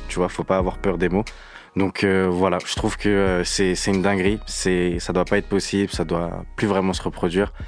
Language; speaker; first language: French; native; French